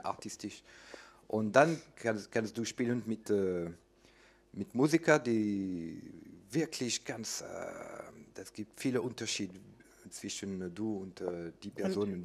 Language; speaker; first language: German; non-native, learner; French